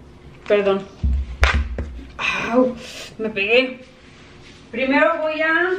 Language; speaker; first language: Spanish; native; Spanish